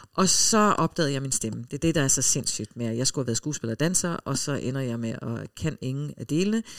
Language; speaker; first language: Danish; early bilingual, heritage; Danish